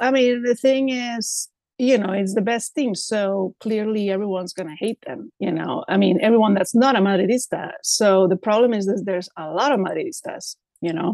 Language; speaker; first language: English; non-native, fluent; Spanish